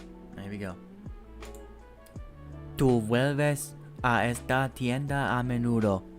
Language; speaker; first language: Spanish; non-native, learner; English